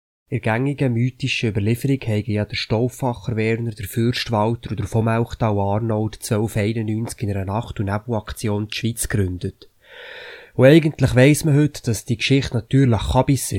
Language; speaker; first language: German; native; German